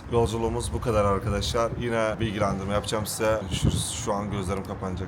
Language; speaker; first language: Turkish; native; Turkish